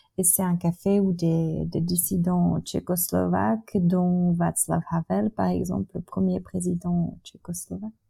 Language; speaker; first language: French; non-native, fluent; Czech